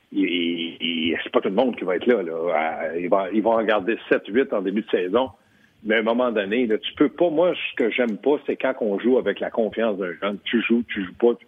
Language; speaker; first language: French; native; French